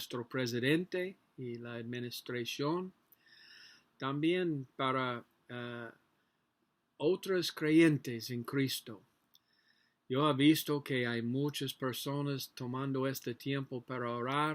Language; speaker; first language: Spanish; non-native, learner; English